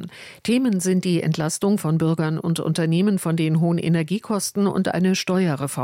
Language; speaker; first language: German; native; German